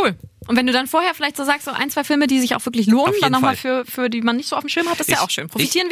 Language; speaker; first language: German; native; German